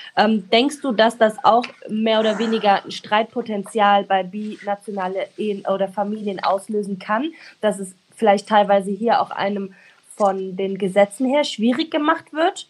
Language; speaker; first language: German; native; German